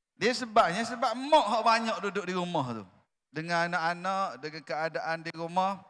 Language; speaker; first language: Malay; native; Malay